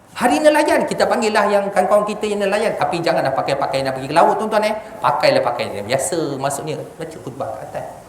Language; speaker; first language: Malay; non-native, local second language; Javanese